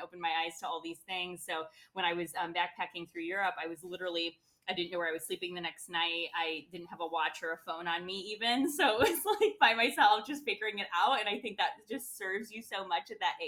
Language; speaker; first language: English; native; English